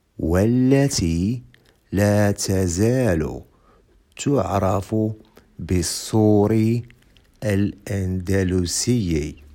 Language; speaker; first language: Arabic; non-native, fluent; Indonesian